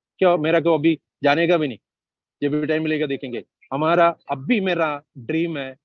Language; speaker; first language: Hindi; non-native, local second language; Malayalam